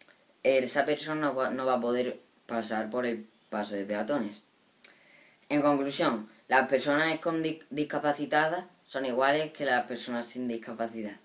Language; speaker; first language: Spanish; native; Spanish